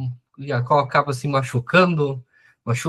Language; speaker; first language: Portuguese; native; Portuguese